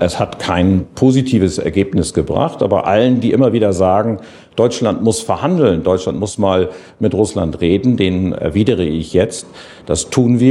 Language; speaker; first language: German; native; German